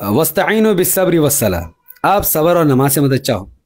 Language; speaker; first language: Hindi; non-native, local second language; Urdu